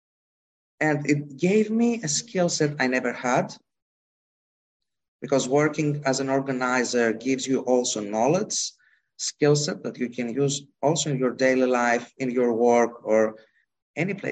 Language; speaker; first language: English; non-native, fluent; Greek